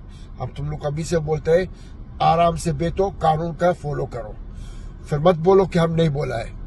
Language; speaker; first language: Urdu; non-native, learner; Arabic